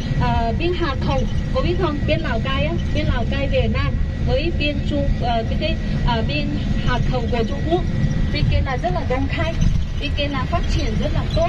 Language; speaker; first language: Vietnamese; non-native, fluent; Chinese